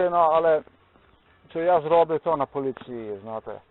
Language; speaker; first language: Polish; non-native, learner; Slovenian